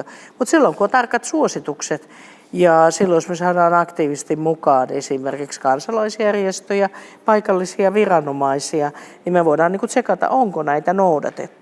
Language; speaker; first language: Finnish; native; Finnish